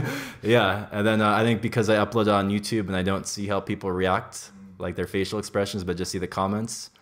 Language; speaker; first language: English; native; English